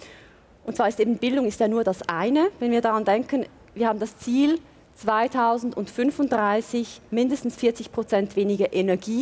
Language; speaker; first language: German; native; German